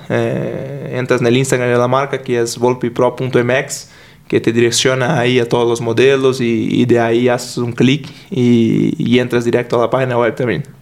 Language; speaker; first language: Spanish; non-native, fluent; Portuguese